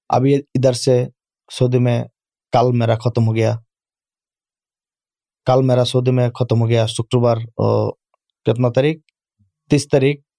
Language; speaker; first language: Urdu; non-native, learner; Bangla